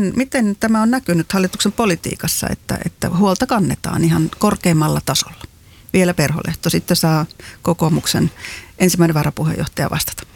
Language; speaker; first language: Finnish; native; Finnish